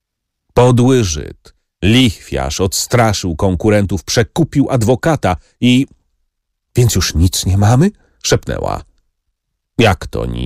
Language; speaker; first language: Polish; native; Polish